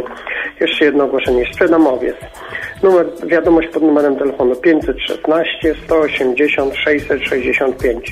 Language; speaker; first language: Polish; native; Polish